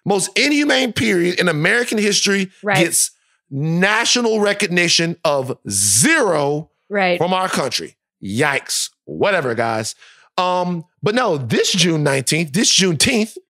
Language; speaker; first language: English; native; English